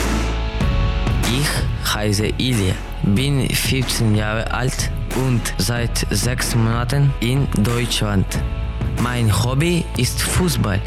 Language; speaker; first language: German; non-native, learner; Ukrainian